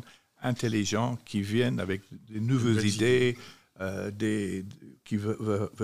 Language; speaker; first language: French; non-native, fluent; English